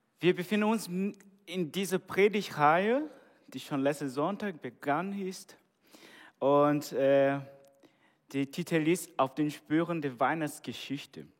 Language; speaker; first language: German; non-native, fluent; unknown